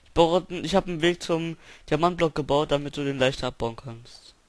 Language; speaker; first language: German; native; German